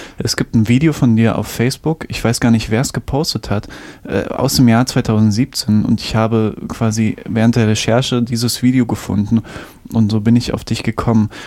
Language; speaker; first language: German; native; German